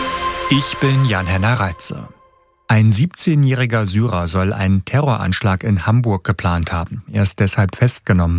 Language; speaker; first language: German; native; German